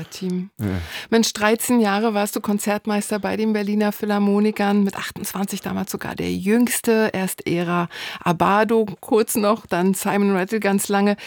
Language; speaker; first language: German; native; German